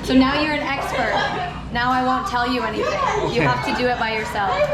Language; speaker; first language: English; non-native, fluent; Japanese